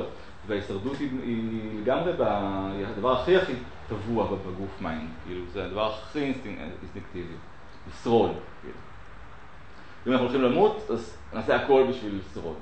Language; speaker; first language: Hebrew; native; Hebrew